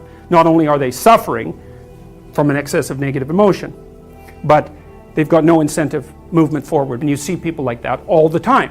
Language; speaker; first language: English; native; English